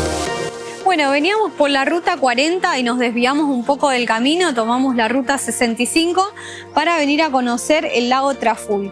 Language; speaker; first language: Spanish; native; Spanish